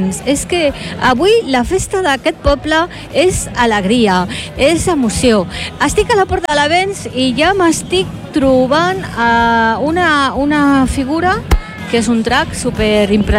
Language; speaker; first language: Catalan; native; Catalan